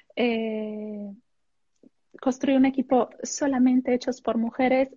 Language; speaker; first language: Spanish; non-native, fluent; Italian